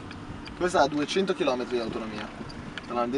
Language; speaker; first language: Italian; native; Italian